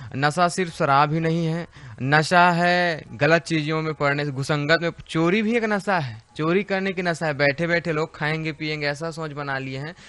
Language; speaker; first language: Hindi; native; Hindi